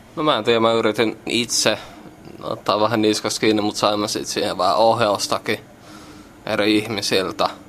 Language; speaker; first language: Finnish; native; Finnish